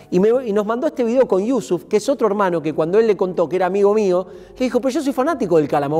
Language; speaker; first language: Spanish; native; Spanish